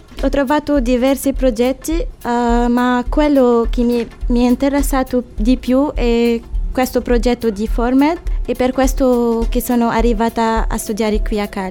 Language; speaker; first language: Italian; non-native, fluent; Arabic